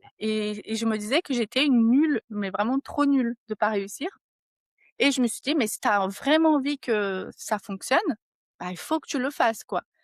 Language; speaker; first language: French; non-native, fluent; Portuguese